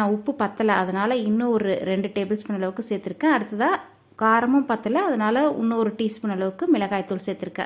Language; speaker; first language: Tamil; native; Tamil